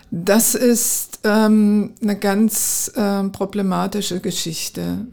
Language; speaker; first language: German; native; German